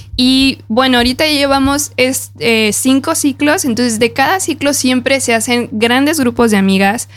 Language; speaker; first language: Spanish; native; Spanish